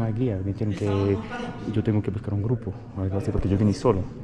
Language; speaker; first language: Spanish; non-native, fluent; Russian